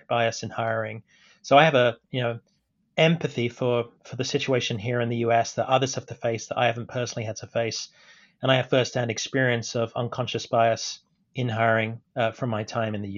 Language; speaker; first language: English; native; English